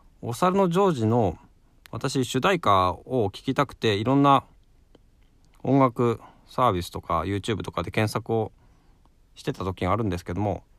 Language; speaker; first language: Japanese; native; Japanese